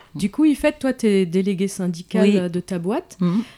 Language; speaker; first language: French; native; French